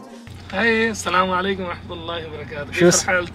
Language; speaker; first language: Arabic; non-native, learner; Urdu